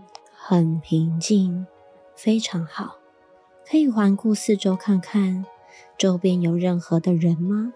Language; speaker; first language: Chinese; native; Chinese